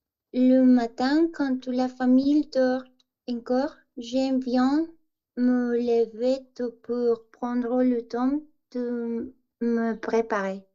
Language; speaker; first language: French; non-native, learner; Spanish